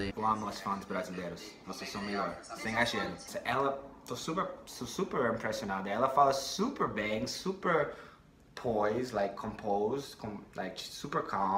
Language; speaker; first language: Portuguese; non-native, fluent; English